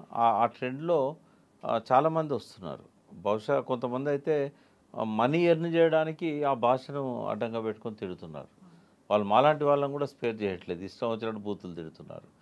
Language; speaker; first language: Telugu; native; Telugu